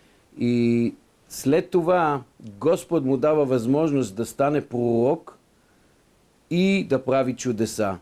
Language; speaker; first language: Bulgarian; non-native, fluent; Hebrew